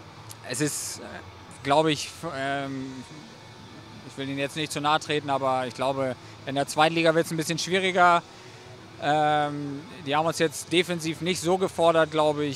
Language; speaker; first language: German; native; German